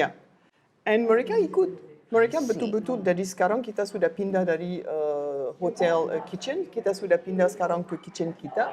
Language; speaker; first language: Indonesian; non-native, learner; French